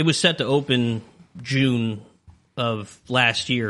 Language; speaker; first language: English; native; English